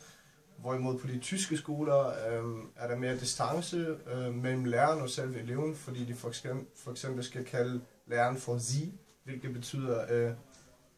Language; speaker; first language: Danish; early bilingual, heritage; German